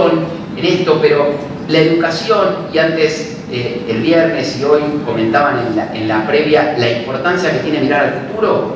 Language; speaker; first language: Spanish; early bilingual, other home language; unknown